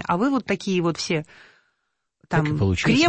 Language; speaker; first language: Russian; native; Russian